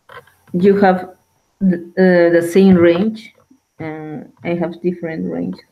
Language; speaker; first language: English; non-native, learner; Spanish